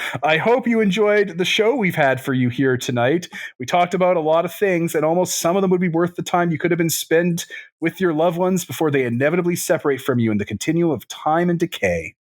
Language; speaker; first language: English; native; English